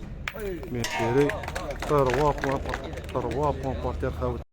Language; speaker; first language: Arabic; native; Arabic